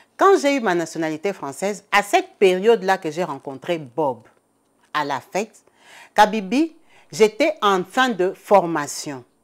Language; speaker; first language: French; non-native, local second language; Lingala